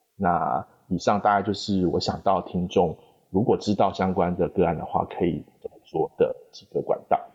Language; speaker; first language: Chinese; native; Chinese